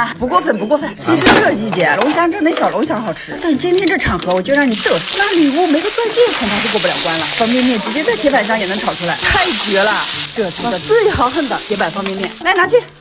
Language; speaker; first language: Chinese; native; Chinese